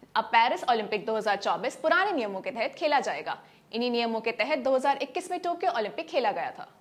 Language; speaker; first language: Hindi; non-native, local second language; Malayalam